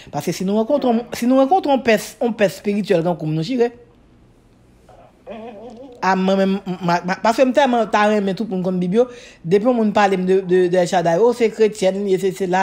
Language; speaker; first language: French; non-native, local second language; Haitian Creole